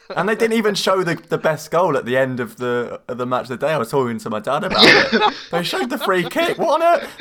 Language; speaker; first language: English; native; English